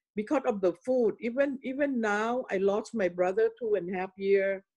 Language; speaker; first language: English; non-native, learner; Thai